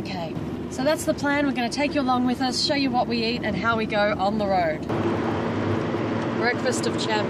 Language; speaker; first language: English; native; English